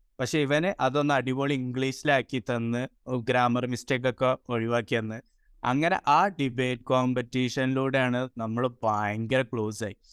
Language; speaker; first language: Malayalam; early bilingual, heritage; Malayalam